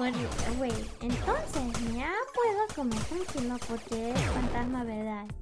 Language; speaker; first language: Spanish; early bilingual, heritage; Spanish